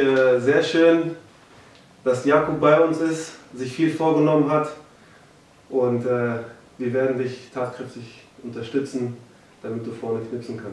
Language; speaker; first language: German; native; German